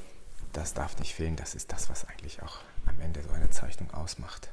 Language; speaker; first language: German; native; German